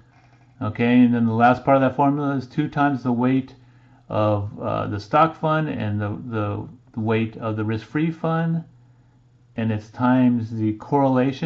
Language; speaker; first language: English; native; English